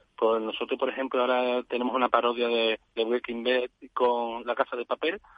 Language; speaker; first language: Spanish; native; Spanish